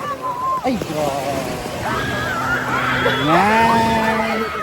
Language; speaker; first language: Filipino; native; Filipino